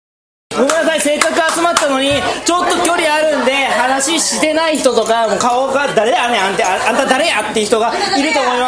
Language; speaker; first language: Japanese; native; Japanese